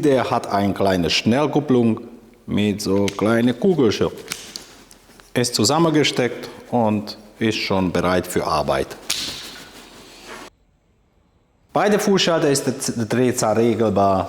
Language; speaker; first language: German; non-native, fluent; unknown